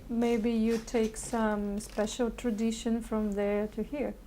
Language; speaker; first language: English; non-native, learner; Russian